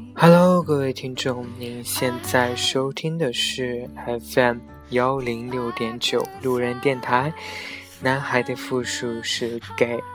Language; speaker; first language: Chinese; native; Chinese